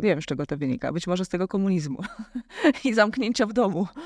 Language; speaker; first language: Polish; native; Polish